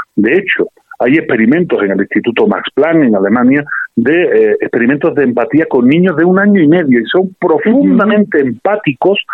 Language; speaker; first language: Spanish; native; Spanish